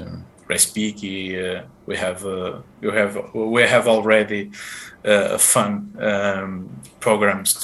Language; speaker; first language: English; non-native, fluent; Portuguese